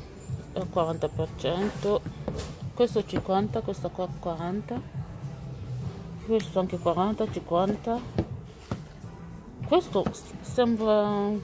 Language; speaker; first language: Italian; non-native, learner; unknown